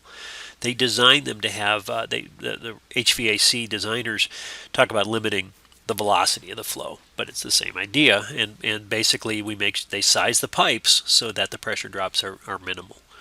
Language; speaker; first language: English; native; English